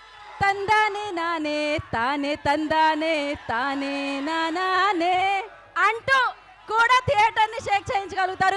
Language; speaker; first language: Telugu; native; Telugu